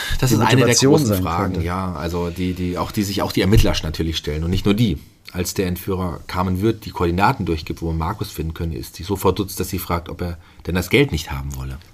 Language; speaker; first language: German; native; German